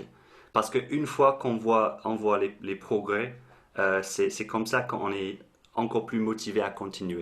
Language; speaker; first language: French; non-native, fluent; English